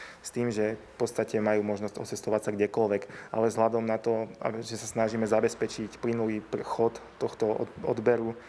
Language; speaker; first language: Slovak; native; Slovak